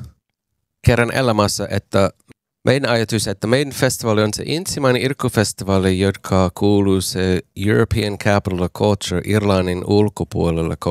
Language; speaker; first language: Finnish; non-native, learner; English